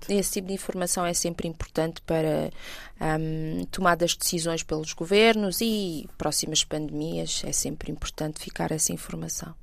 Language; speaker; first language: Portuguese; non-native, local second language; Kabuverdianu